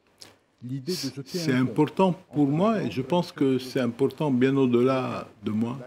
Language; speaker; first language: French; non-native, local second language; Arabic